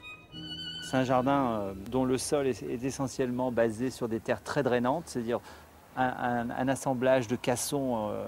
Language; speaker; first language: French; native; French